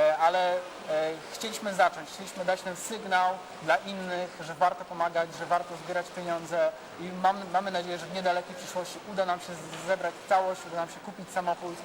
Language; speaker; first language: Polish; native; Polish